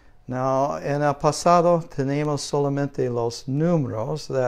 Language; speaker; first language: Spanish; non-native, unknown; English